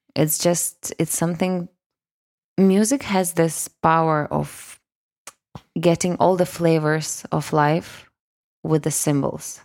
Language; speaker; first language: English; non-native, fluent; Russian